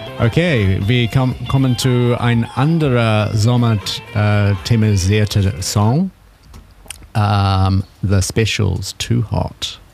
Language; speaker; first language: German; non-native, learner; English